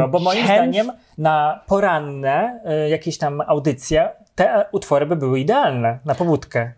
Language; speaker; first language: Polish; native; Polish